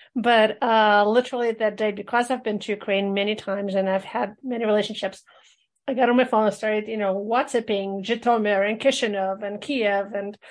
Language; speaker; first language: English; early bilingual, other home language; Russian